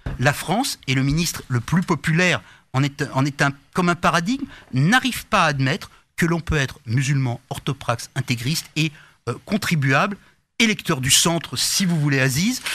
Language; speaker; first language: French; native; French